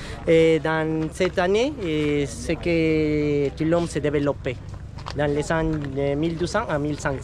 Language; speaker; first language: French; non-native, learner; Spanish